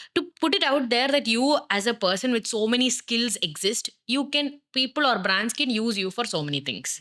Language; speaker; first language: English; non-native, local second language; Malayalam